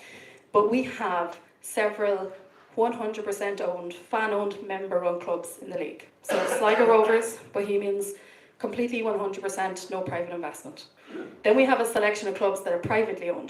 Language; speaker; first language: English; native; English